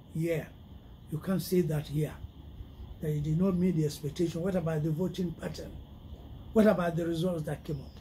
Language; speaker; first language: English; non-native, local second language; Yoruba